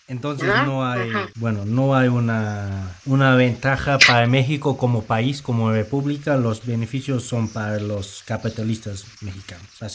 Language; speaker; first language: Spanish; non-native, fluent; English